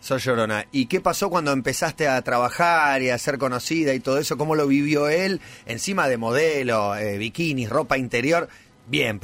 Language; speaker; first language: Spanish; native; Spanish